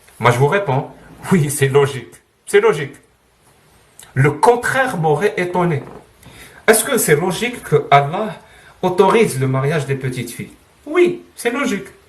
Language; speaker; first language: French; non-native, local second language; Arabic